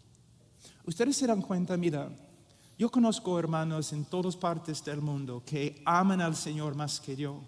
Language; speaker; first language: Spanish; non-native, fluent; English